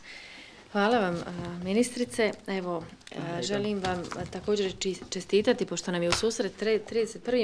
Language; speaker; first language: Serbian; native; Serbian